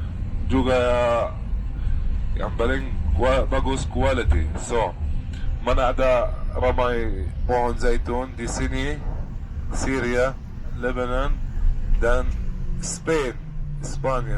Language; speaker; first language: Indonesian; non-native, fluent; Arabic